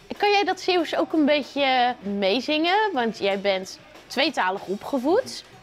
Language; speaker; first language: Dutch; native; Dutch